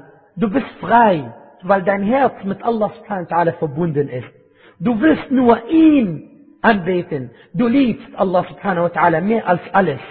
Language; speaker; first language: German; non-native, fluent; Arabic